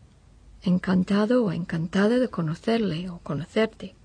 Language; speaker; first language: Spanish; non-native, fluent; English